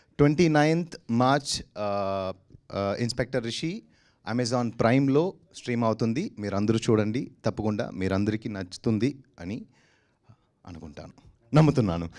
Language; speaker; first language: Telugu; non-native, learner; Tamil